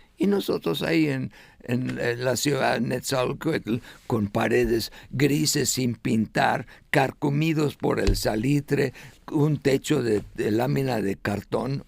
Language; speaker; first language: Spanish; non-native, fluent; Estonian